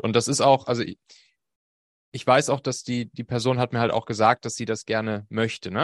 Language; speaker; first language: German; native; German